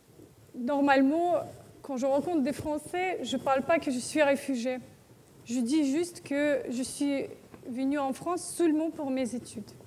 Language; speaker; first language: French; non-native, learner; Russian